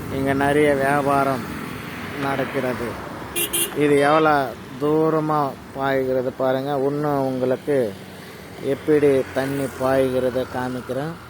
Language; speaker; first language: Tamil; non-native, local second language; Telugu